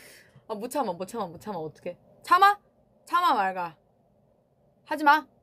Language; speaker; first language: Korean; non-native, fluent; Chinese